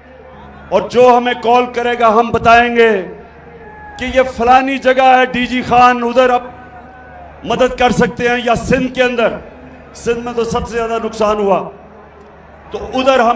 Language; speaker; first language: Urdu; native; Urdu